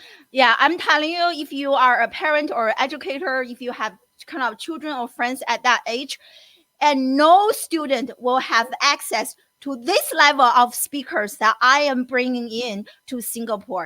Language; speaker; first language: English; non-native, fluent; Chinese